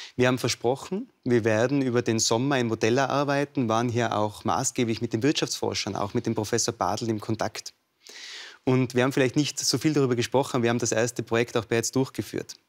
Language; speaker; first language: German; native; German